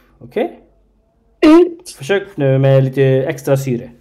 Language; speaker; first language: Swedish; non-native, learner; Arabic